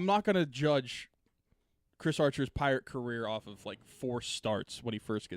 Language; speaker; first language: English; native; English